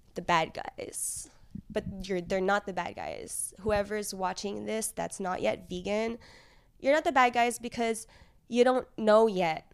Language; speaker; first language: English; native; English